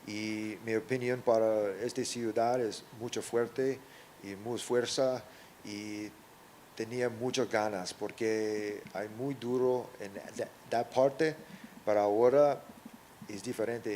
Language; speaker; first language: Spanish; non-native, learner; English